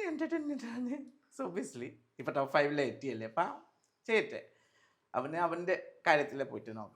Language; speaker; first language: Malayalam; non-native, fluent; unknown